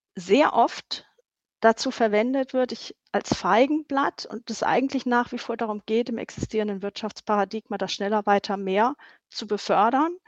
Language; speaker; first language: German; native; German